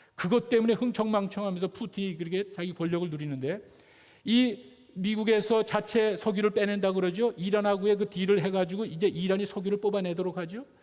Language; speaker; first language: Korean; native; Korean